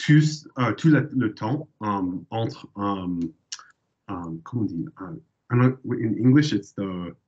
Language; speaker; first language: French; non-native, learner; English